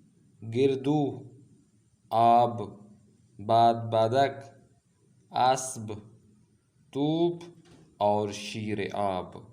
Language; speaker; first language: Persian; non-native, fluent; Urdu